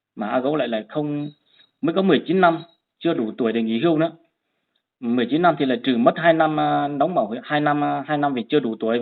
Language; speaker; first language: Vietnamese; non-native, local second language; Hmong